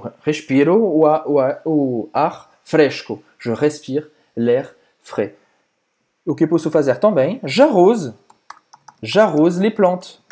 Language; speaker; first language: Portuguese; non-native, fluent; French